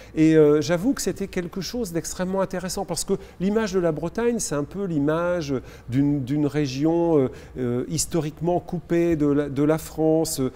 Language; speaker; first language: French; native; French